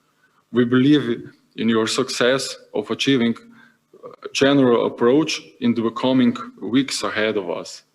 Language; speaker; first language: English; non-native, fluent; Slovenian